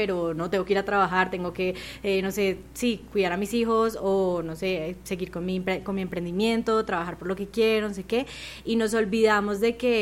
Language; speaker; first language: Spanish; native; Spanish